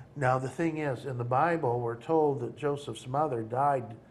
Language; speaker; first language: English; native; English